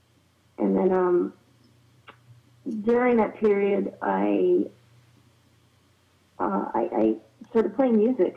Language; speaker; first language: English; native; English